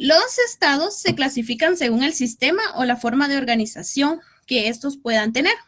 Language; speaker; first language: Spanish; native; Spanish